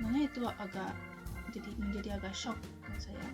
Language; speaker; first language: Indonesian; non-native, fluent; Russian